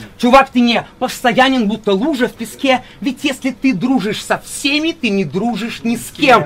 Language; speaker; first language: Russian; early bilingual, heritage; Russian